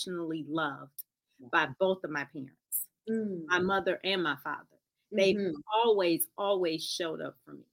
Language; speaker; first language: English; native; English